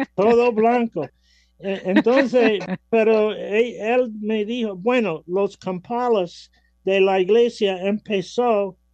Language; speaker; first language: Spanish; non-native, learner; English